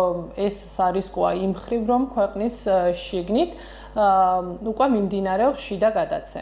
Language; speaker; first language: Georgian; native; Georgian